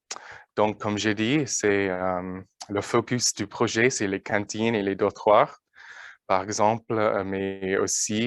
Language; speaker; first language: French; non-native, learner; English